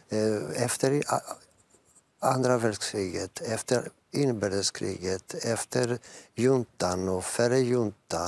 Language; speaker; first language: Swedish; non-native, fluent; Greek